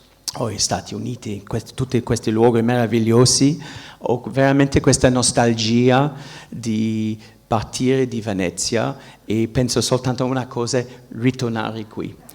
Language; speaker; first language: Italian; non-native, fluent; English